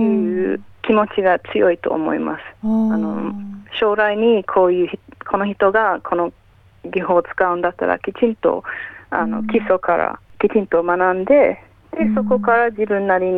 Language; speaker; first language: Japanese; non-native, fluent; English